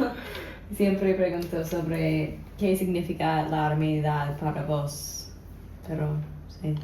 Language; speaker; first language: Spanish; non-native, learner; English